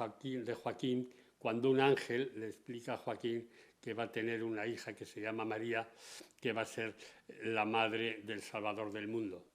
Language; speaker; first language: Spanish; native; Spanish